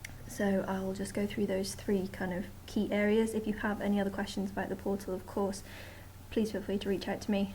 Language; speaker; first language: English; native; English